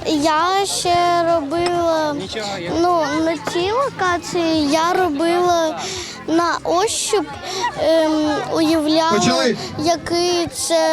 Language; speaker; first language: Ukrainian; non-native, local second language; Russian